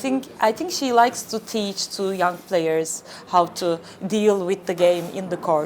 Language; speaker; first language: English; non-native, fluent; Turkish